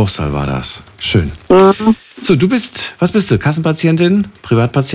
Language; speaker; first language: German; native; German